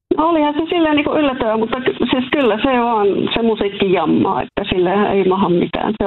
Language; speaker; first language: Finnish; native; Finnish